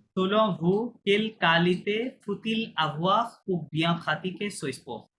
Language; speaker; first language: French; non-native, fluent; Bangla